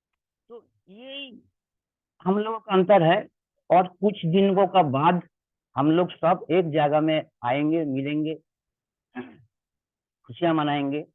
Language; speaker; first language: Hindi; non-native, local second language; Bangla